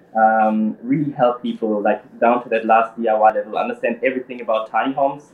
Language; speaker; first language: English; early bilingual, other home language; German